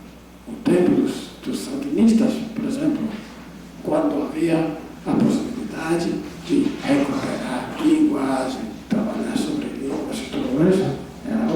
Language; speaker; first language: Portuguese; non-native, fluent; English